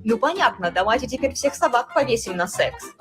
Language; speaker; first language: Russian; native; Russian